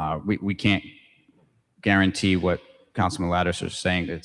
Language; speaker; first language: English; native; English